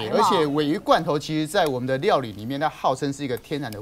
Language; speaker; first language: Chinese; native; Chinese